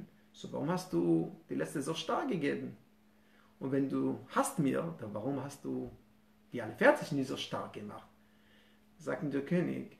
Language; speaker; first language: German; non-native, fluent; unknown